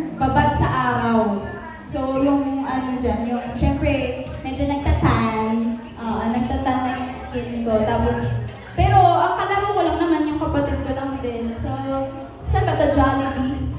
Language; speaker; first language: Filipino; native; Filipino